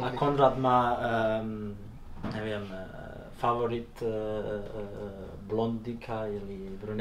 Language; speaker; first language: Polish; non-native, learner; Serbian